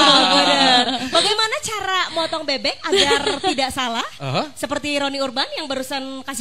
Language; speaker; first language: Indonesian; native; Indonesian